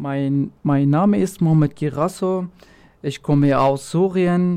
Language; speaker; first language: German; non-native, local second language; Arabic